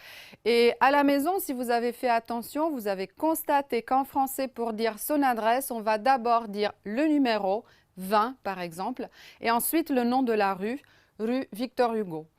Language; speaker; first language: French; non-native, fluent; Romanian